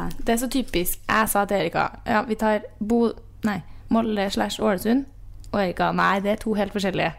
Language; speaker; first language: Norwegian; native; Norwegian